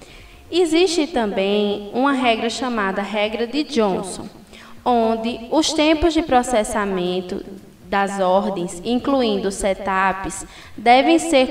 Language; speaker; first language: Portuguese; native; Portuguese